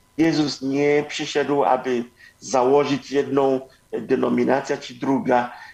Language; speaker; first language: Polish; non-native, fluent; Igbo